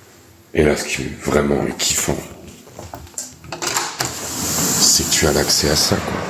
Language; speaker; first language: French; native; French